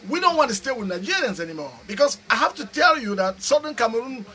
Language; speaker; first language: English; non-native, local second language; French